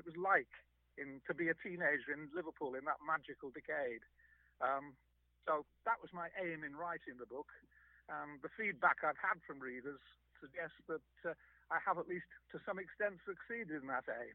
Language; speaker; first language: English; native; English